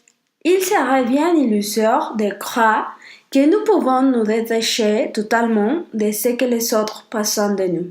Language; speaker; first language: French; non-native, learner; Spanish